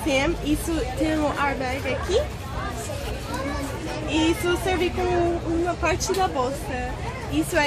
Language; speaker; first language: Portuguese; non-native, fluent; English